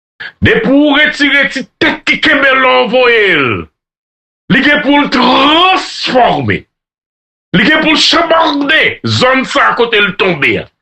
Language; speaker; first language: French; non-native, local second language; Haitian Creole